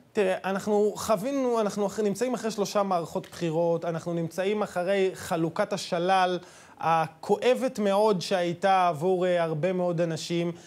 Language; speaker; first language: Hebrew; native; Hebrew